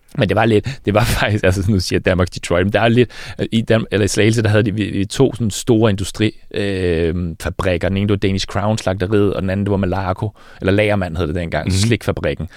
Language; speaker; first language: Danish; native; Danish